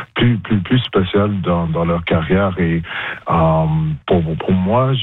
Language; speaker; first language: French; non-native, local second language; English